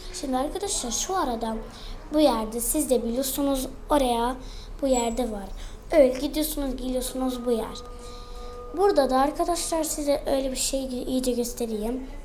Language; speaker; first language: Turkish; early bilingual, heritage; Turkish